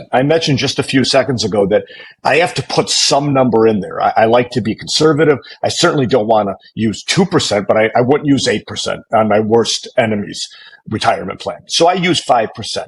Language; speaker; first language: English; native; English